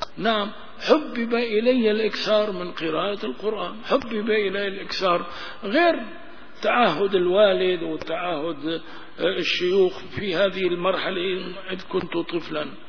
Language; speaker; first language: Arabic; non-native, local second language; Kurdish